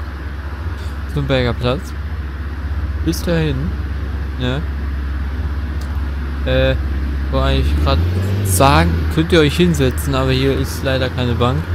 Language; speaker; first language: German; native; German